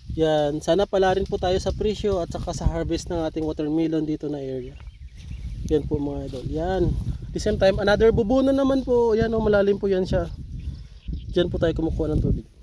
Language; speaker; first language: Filipino; non-native, local second language; Hiligaynon